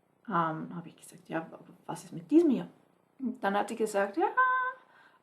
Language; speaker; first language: German; non-native, fluent; English